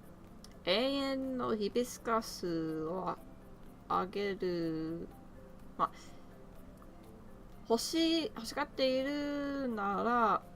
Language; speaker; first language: Japanese; non-native, learner; English